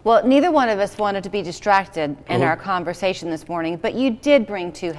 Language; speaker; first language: English; native; English